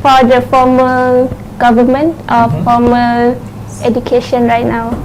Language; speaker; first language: English; non-native, learner; Thai